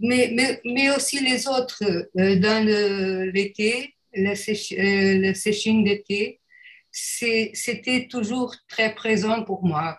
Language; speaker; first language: French; non-native, fluent; Portuguese